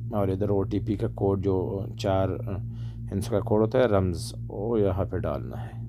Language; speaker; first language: Urdu; non-native, local second language; Pashto